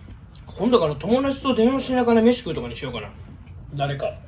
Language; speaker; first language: Japanese; native; Japanese